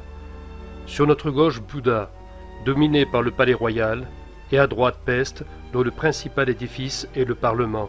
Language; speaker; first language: French; native; French